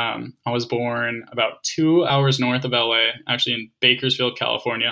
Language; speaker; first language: English; native; English